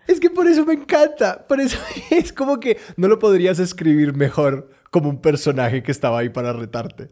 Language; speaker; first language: Spanish; native; Spanish